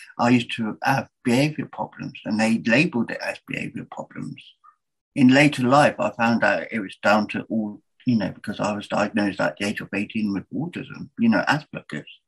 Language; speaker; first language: English; native; English